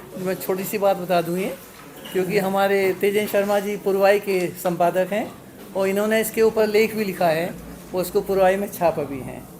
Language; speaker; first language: Hindi; native; Hindi